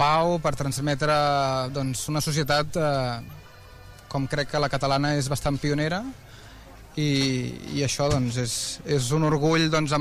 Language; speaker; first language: Catalan; native; Catalan